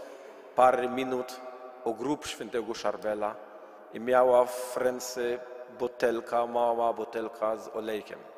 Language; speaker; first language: Polish; non-native, learner; Arabic